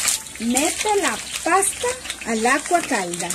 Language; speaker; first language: Italian; non-native, learner; Spanish